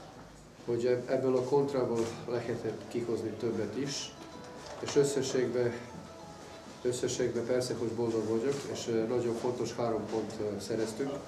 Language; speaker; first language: Hungarian; non-native, fluent; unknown